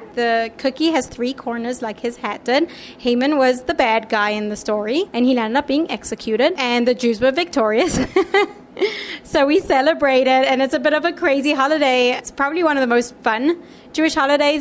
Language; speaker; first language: English; native; English